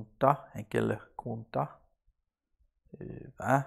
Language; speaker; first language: Finnish; non-native, learner; English